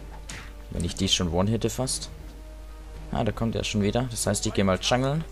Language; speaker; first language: German; native; German